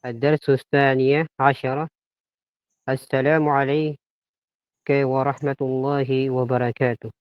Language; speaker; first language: Arabic; non-native, learner; Filipino